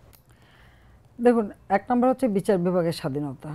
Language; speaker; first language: Bangla; native; Bangla